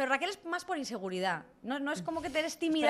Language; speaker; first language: Spanish; native; Spanish